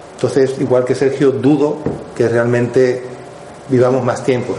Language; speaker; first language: Spanish; native; Spanish